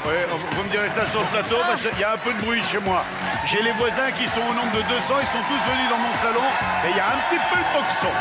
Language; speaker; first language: French; native; French